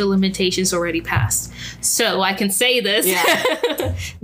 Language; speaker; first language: English; non-native, fluent; Spanish